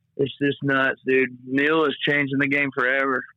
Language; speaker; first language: English; native; English